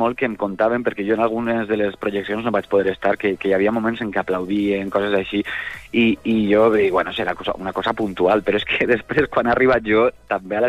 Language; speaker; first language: Catalan; native; Catalan